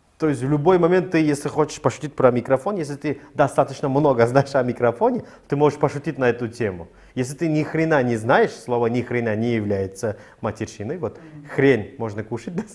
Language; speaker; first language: Russian; non-native, local second language; Tajik